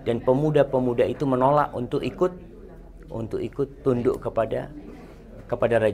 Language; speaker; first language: Indonesian; native; Indonesian